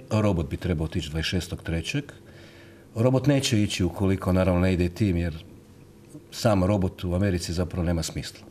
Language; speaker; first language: Croatian; native; Croatian